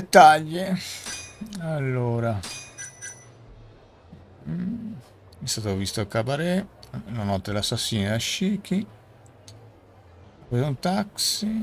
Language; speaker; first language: Italian; native; Italian